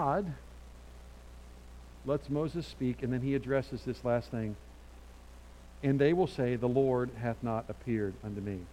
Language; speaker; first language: English; native; English